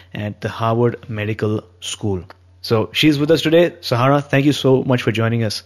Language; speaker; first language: English; non-native, local second language; Hindi